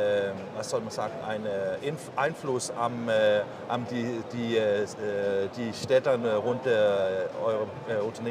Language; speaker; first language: German; non-native, learner; Danish